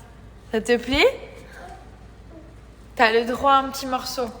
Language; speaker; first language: French; native; French